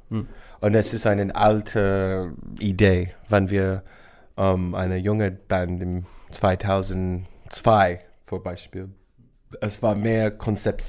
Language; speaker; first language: German; non-native, learner; English